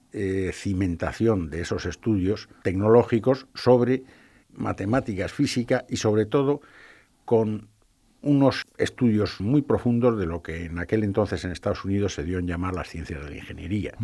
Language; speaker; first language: Spanish; native; Spanish